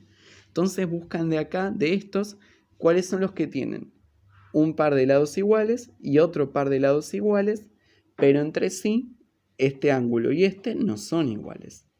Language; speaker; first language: Spanish; native; Spanish